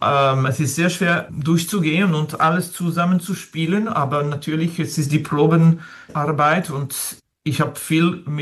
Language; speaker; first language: German; non-native, fluent; French